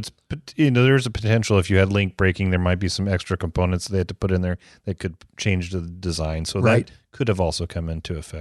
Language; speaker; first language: English; native; English